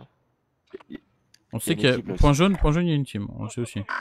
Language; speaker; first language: French; native; French